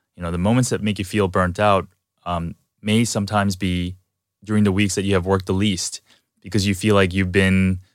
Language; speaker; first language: English; early bilingual, other home language; Korean